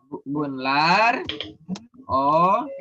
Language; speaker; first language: Turkish; non-native, learner; Indonesian